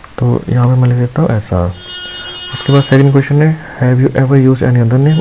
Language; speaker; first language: Hindi; non-native, local second language; Punjabi